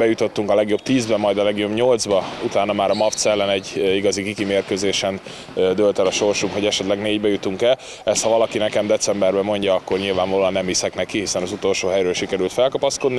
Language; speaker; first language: Hungarian; native; Hungarian